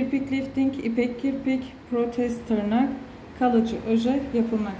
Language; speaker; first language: Turkish; native; Turkish